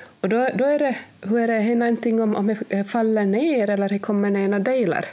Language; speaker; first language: Swedish; native; Swedish